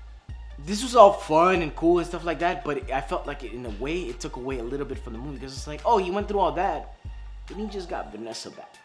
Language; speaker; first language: English; native; English